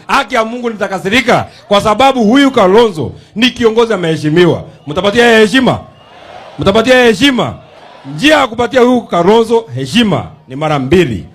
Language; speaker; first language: Swahili; non-native, local second language; Kikuyu